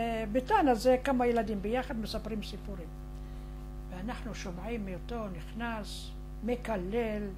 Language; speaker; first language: Hebrew; non-native, fluent; Arabic